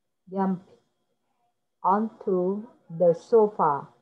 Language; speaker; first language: English; non-native, learner; Vietnamese